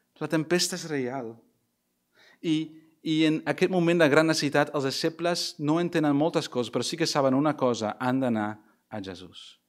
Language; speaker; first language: Catalan; non-native, fluent; English